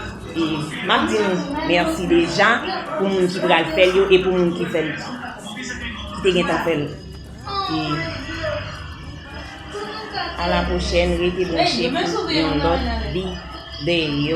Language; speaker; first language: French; non-native, local second language; Haitian Creole